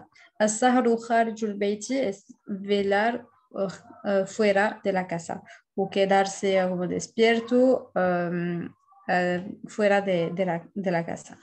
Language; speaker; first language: Spanish; non-native, fluent; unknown